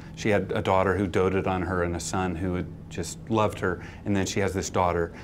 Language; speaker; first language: English; native; English